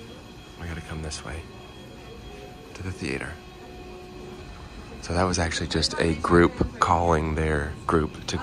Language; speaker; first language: English; native; English